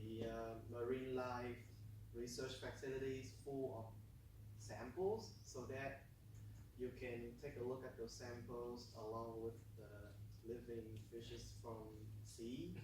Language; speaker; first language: English; non-native, learner; Vietnamese